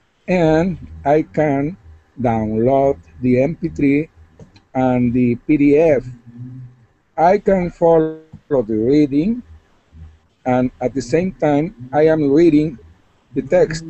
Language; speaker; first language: English; non-native, learner; Spanish